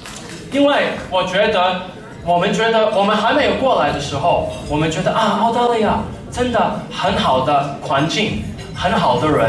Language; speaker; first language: Chinese; early bilingual, heritage; English